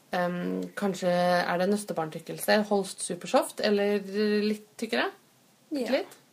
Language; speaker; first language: Norwegian; native; Norwegian